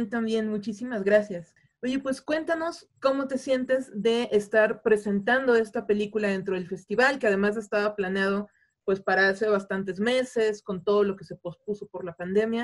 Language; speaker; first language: Spanish; native; Spanish